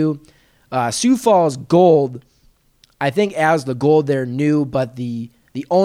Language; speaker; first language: English; native; English